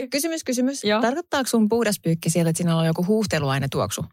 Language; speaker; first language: Finnish; native; Finnish